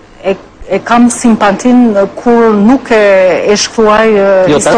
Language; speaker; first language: Albanian; non-native, fluent; French